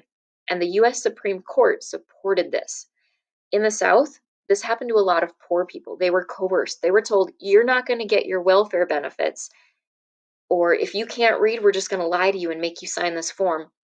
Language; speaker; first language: English; native; English